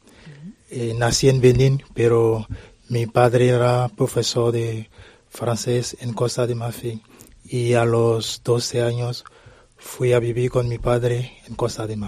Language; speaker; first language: Spanish; non-native, learner; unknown